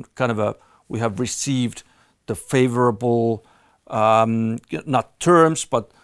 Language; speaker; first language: English; non-native, fluent; Finnish